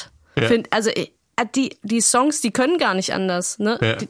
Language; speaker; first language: German; native; German